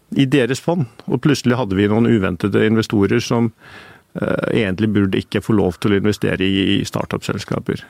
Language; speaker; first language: Norwegian; early bilingual, heritage; Icelandic